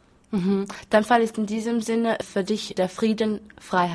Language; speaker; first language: German; early bilingual, other home language; Romany